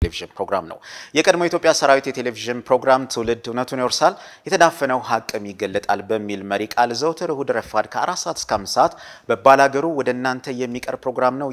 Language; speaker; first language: Amharic; native; Amharic